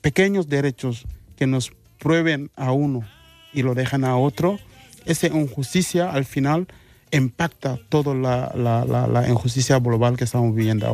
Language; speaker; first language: Spanish; non-native, fluent; Mandingo